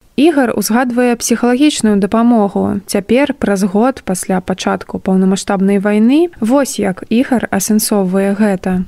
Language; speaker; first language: Belarusian; native; Belarusian